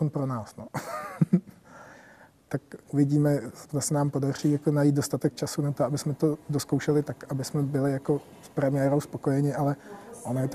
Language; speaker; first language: Czech; native; Czech